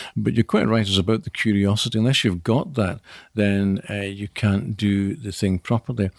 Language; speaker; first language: English; native; English